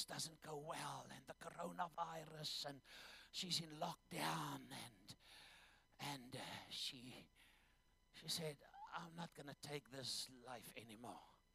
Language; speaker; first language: English; non-native, local second language; Afrikaans